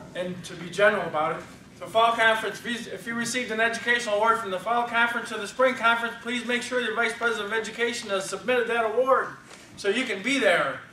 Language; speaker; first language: English; native; English